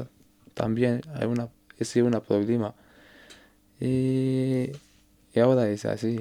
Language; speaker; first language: Spanish; non-native, learner; Arabic